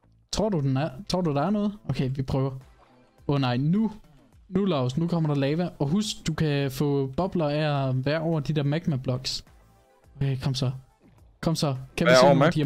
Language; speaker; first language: Danish; native; Danish